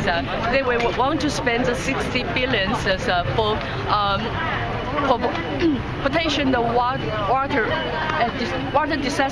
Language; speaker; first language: English; non-native, learner; Chinese